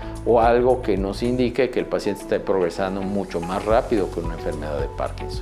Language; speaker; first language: Spanish; native; Spanish